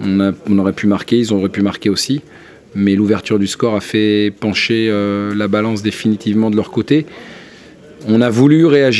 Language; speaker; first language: French; native; French